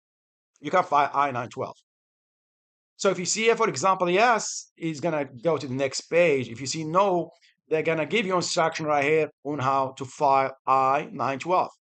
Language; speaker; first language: English; non-native, fluent; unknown